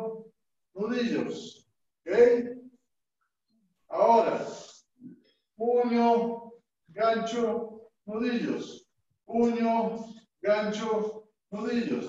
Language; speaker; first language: Spanish; native; Spanish